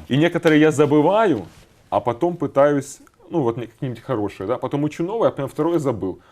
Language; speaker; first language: Russian; native; Russian